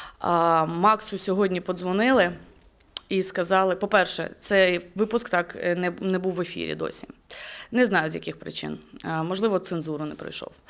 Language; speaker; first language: Ukrainian; native; Ukrainian